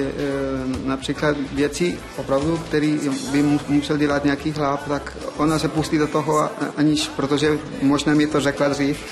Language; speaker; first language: Czech; non-native, fluent; Spanish